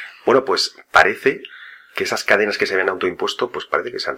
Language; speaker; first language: Spanish; native; Spanish